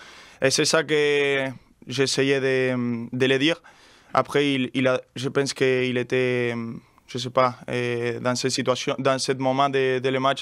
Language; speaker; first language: French; non-native, learner; Spanish